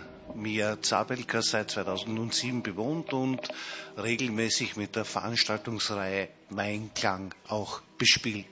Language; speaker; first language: German; native; German